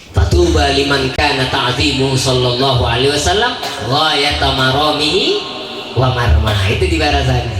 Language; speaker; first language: Indonesian; non-native, local second language; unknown